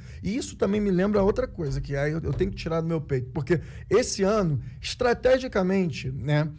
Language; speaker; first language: Portuguese; native; Portuguese